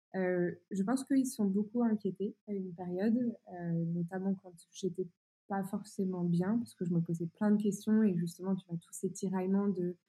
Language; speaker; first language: French; native; French